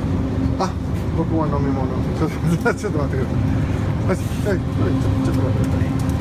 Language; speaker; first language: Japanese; non-native, learner; English